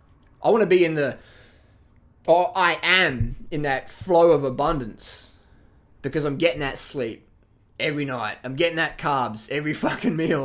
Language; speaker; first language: English; native; English